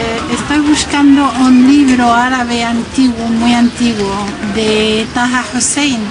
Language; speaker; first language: Spanish; non-native, fluent; Arabic